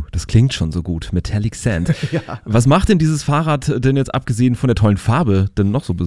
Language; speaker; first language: German; native; German